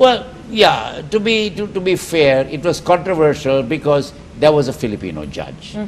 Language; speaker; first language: English; non-native, local second language; Filipino